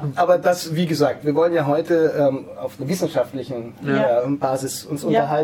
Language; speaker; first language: German; native; German